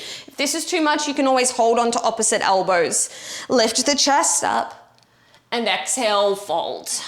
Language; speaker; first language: English; native; English